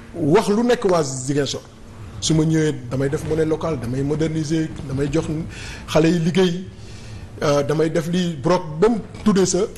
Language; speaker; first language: Wolof; non-native, local second language; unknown